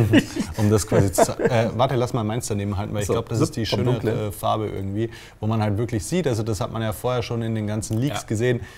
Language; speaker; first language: German; native; German